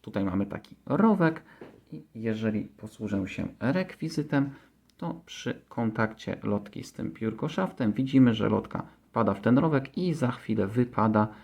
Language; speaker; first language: Polish; native; Polish